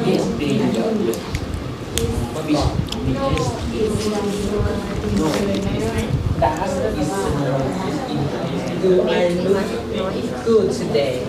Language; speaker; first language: English; non-native, learner; Thai